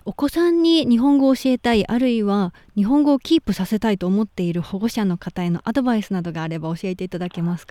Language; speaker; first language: Japanese; native; Japanese